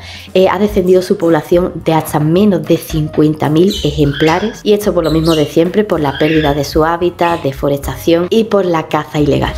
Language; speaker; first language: Spanish; native; Spanish